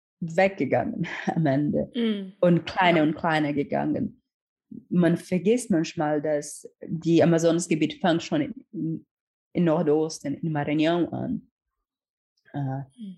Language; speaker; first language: German; non-native, learner; Portuguese